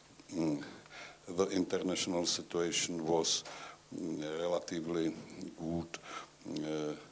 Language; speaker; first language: English; non-native, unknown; Czech